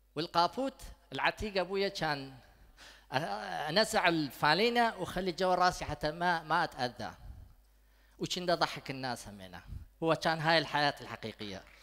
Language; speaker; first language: Arabic; non-native, local second language; Kurdish